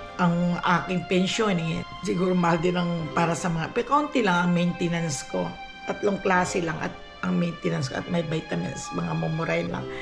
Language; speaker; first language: Filipino; non-native, local second language; Cebuano